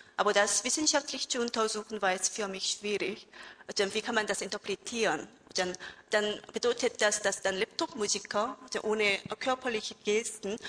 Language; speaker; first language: German; non-native, fluent; Korean